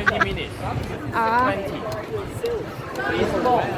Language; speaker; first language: English; non-native, learner; Cantonese